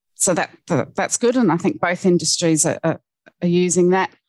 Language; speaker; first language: English; native; English